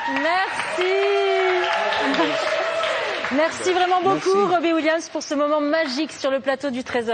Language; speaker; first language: French; native; French